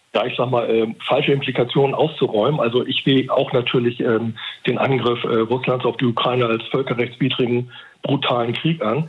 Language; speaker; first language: German; native; German